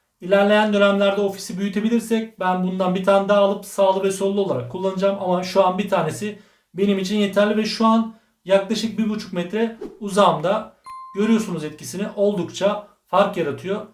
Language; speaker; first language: Turkish; native; Turkish